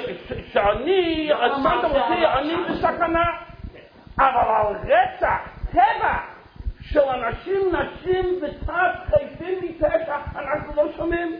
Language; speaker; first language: Hebrew; non-native, fluent; English